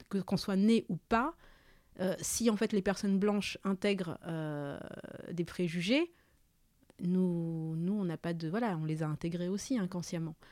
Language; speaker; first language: French; early bilingual, other home language; Malagasy